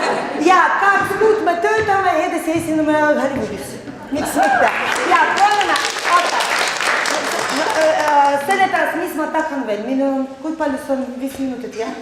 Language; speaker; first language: Estonian; non-native, learner; Russian